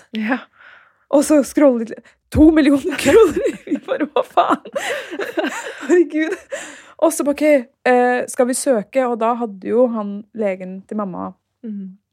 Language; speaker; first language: Norwegian; early bilingual, other home language; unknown